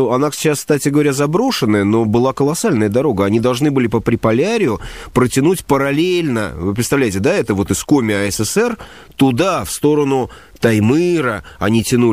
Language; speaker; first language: Russian; native; Russian